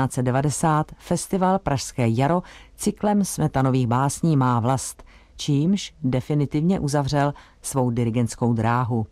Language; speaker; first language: Czech; native; Czech